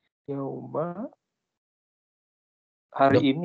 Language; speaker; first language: Indonesian; native; Indonesian